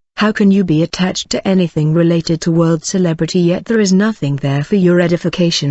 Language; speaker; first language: English; non-native, fluent; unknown